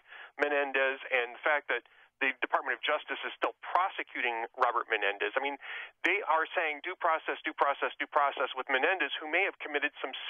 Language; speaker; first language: English; native; English